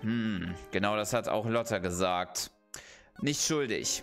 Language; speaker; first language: German; native; German